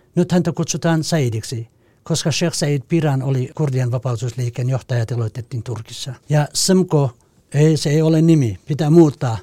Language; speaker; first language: Finnish; non-native, fluent; Kurdish